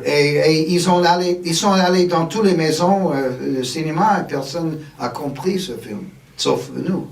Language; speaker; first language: French; non-native, fluent; English